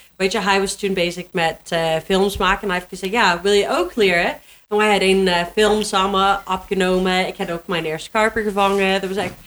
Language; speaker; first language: Dutch; non-native, learner; English